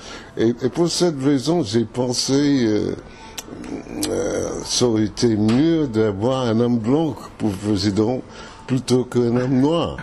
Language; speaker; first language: French; non-native, fluent; English